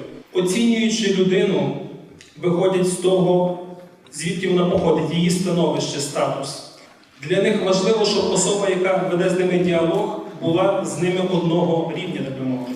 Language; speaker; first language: Ukrainian; native; Ukrainian